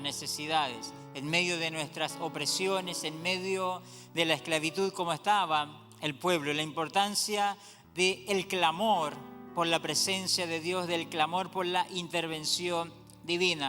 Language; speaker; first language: Spanish; native; Spanish